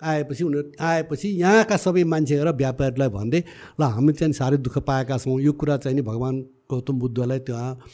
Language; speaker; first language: Nepali; native; Nepali